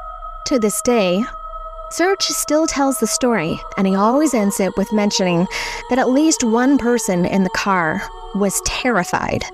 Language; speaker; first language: English; native; English